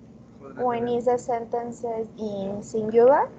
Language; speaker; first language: English; non-native, learner; Spanish